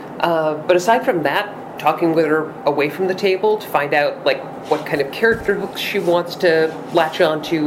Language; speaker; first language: English; native; English